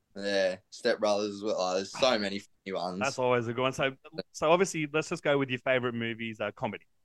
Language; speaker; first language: English; native; English